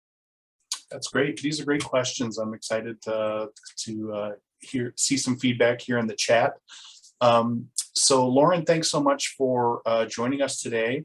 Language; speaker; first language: English; native; English